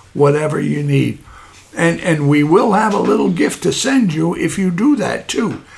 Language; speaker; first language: English; native; English